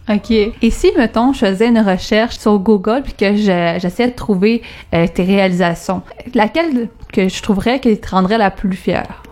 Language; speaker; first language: French; native; French